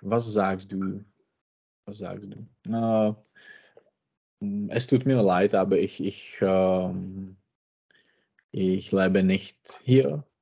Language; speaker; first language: German; non-native, learner; Czech